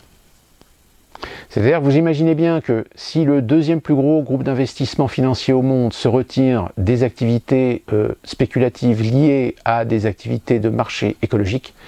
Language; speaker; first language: French; native; French